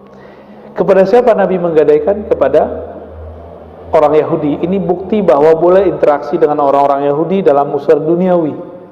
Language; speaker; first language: Indonesian; native; Indonesian